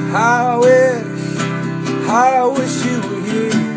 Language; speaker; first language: English; non-native, fluent; Indonesian